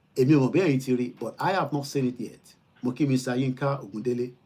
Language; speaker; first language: English; non-native, local second language; Yoruba